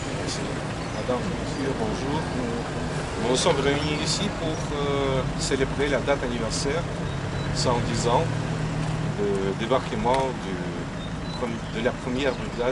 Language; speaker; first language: French; non-native, fluent; Russian